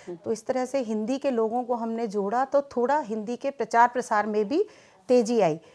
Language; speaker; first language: Hindi; native; Hindi